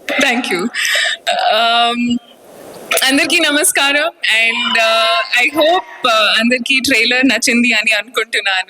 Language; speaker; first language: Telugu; non-native, local second language; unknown